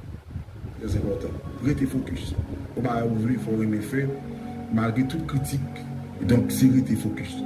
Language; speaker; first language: French; non-native, local second language; Haitian Creole